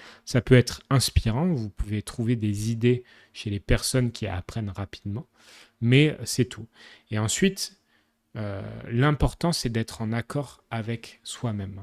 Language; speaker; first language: French; native; French